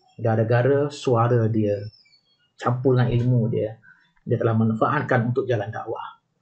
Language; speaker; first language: Malay; native; Malay